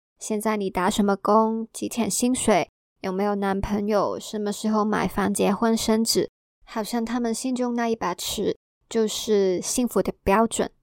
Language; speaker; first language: Chinese; non-native, local second language; Cantonese